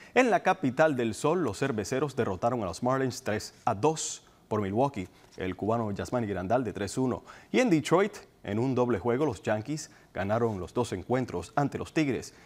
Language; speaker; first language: Spanish; native; Spanish